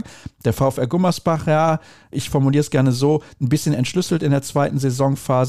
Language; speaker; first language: German; native; German